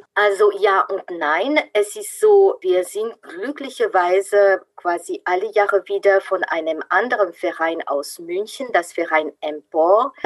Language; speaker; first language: German; non-native, fluent; French